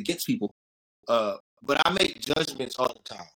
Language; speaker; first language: English; native; English